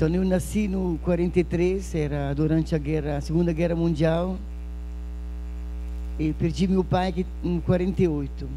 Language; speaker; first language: Portuguese; non-native, fluent; Italian